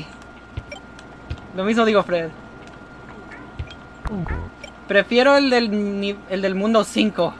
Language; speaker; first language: Spanish; non-native, fluent; English